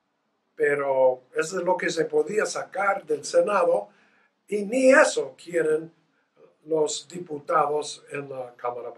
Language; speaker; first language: Spanish; non-native, fluent; English